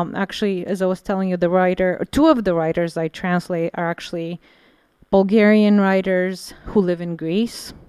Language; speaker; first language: English; non-native, fluent; Bulgarian